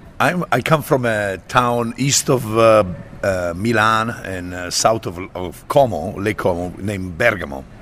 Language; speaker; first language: English; non-native, fluent; Italian